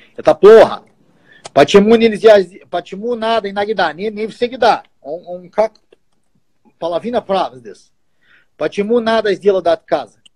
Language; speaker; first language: Russian; non-native, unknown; Portuguese